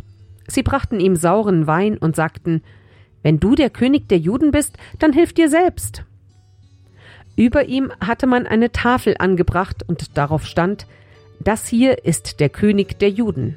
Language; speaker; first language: German; native; German